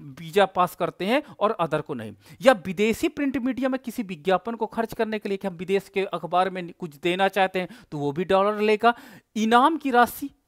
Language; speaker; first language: Hindi; native; Hindi